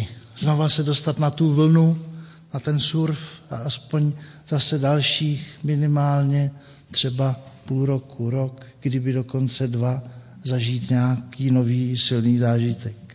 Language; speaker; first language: Czech; native; Czech